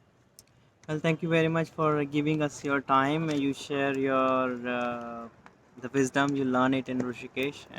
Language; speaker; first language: English; non-native, local second language; Hindi